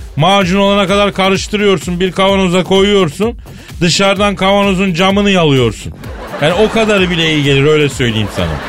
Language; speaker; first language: Turkish; native; Turkish